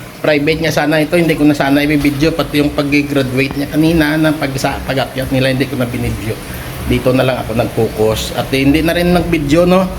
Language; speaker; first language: Filipino; non-native, local second language; Hiligaynon